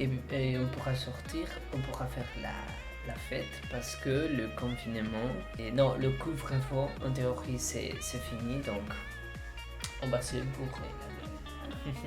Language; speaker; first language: French; non-native, fluent; Spanish